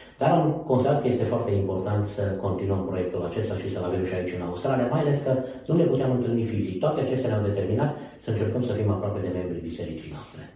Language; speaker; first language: Romanian; native; Romanian